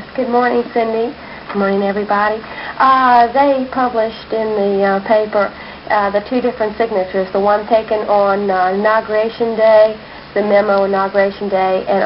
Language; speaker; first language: English; native; English